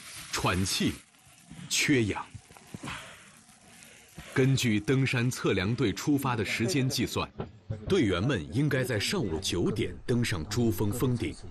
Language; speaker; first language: Chinese; native; Chinese